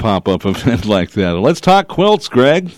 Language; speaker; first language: English; native; English